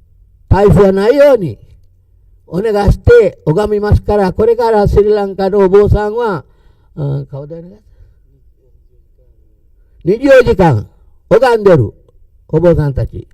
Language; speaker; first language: Japanese; non-native, learner; Sinhala